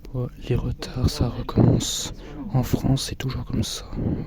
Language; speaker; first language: French; native; French